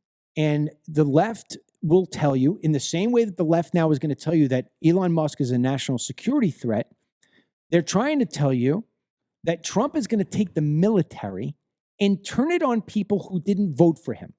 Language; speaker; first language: English; native; English